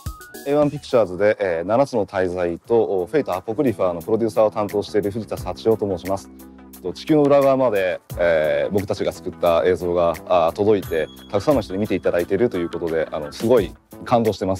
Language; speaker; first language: Japanese; native; Japanese